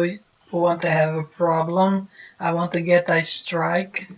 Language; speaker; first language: English; non-native, fluent; Portuguese